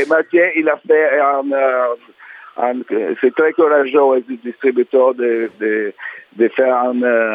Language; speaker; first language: French; non-native, learner; Italian